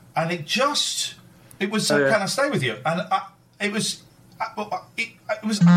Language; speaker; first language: English; native; English